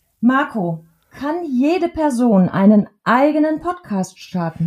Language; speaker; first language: German; native; German